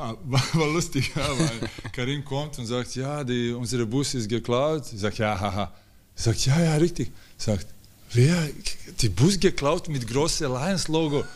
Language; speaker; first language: German; non-native, learner; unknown